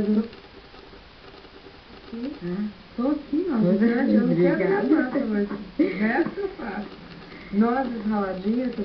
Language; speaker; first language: Portuguese; native; Portuguese